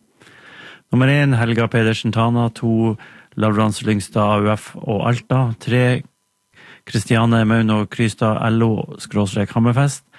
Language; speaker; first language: Norwegian; native; Norwegian